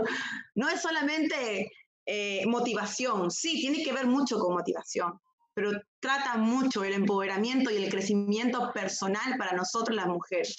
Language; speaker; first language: Spanish; native; Spanish